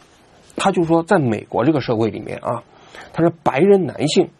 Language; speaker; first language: Chinese; native; Chinese